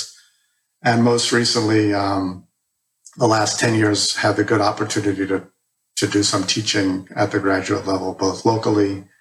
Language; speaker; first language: English; native; English